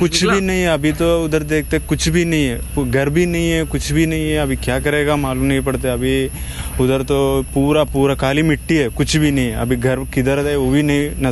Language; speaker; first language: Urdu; non-native, local second language; Malayalam